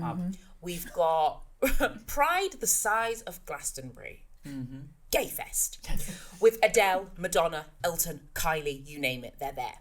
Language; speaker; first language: English; native; English